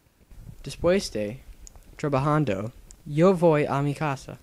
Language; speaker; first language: Spanish; non-native, learner; English